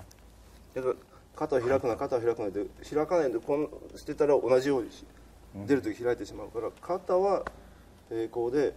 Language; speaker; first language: Japanese; native; Japanese